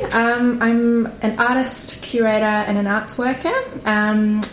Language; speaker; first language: English; non-native, local second language; Cantonese